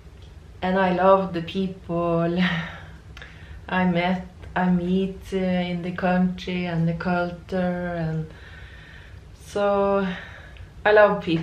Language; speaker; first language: English; non-native, learner; Norwegian